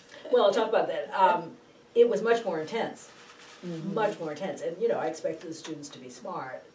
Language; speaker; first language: English; native; English